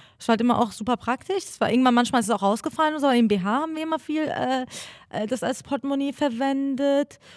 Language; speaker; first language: German; early bilingual, other home language; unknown